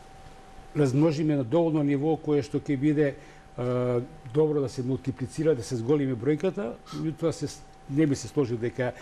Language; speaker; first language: Macedonian; native; Macedonian